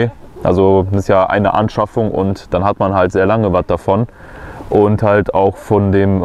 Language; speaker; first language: German; native; German